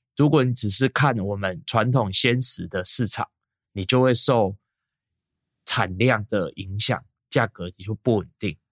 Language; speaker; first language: Chinese; native; Chinese